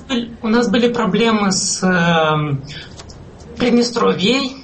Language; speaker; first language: Russian; non-native, fluent; Romanian